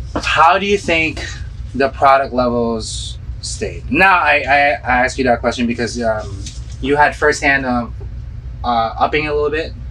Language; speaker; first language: English; early bilingual, other home language; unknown